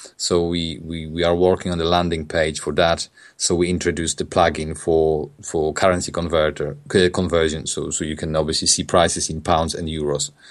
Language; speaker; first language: English; non-native, fluent; Polish